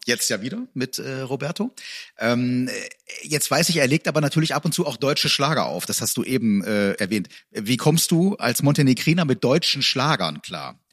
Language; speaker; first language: German; native; German